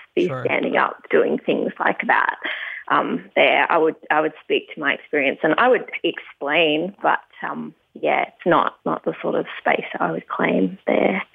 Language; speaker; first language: English; native; English